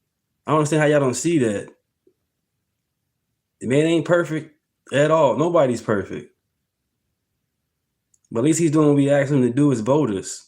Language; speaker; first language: English; native; English